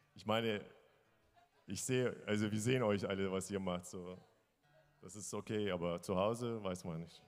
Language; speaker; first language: German; non-native, fluent; Turkish